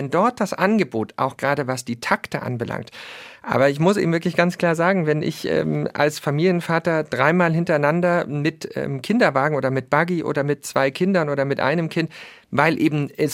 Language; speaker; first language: German; native; German